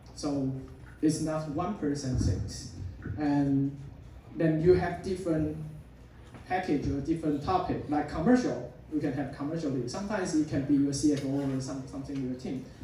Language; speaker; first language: English; non-native, fluent; Chinese